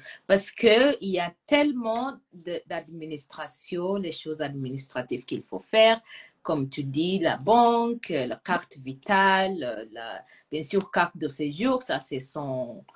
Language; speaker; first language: French; non-native, fluent; Gusii